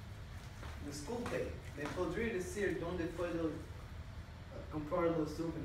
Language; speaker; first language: Spanish; non-native, learner; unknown